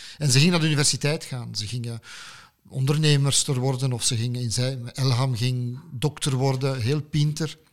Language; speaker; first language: Dutch; native; Dutch